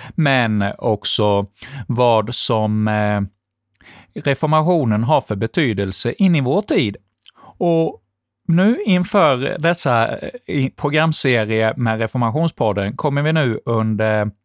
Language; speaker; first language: Swedish; native; Swedish